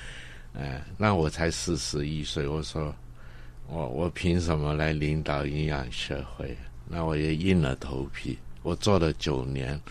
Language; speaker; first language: Chinese; non-native, local second language; Cantonese